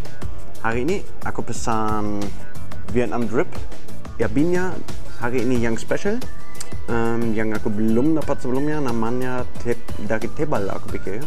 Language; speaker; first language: Indonesian; non-native, fluent; German